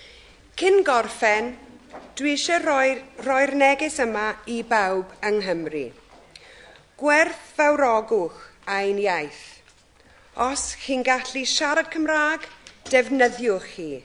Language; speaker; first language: Welsh; non-native, local second language; English